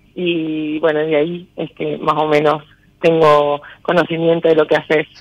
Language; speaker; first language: Spanish; native; Spanish